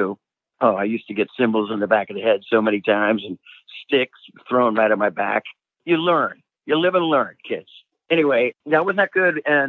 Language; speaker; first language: English; native; English